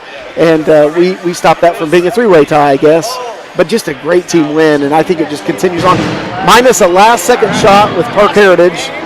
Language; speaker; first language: English; native; English